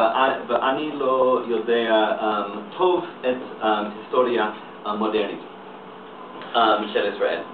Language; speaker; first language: Hebrew; non-native, learner; English